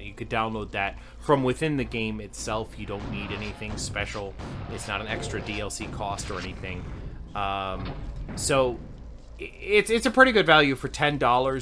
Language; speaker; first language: English; native; English